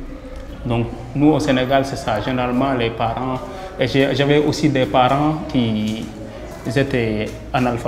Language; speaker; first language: French; non-native, local second language; Wolof